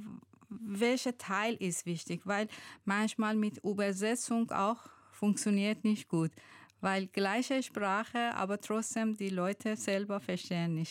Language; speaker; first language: German; non-native, learner; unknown